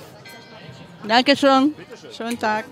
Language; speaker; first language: German; non-native, learner; Ukrainian